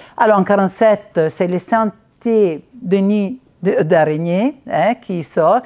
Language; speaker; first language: French; non-native, fluent; Italian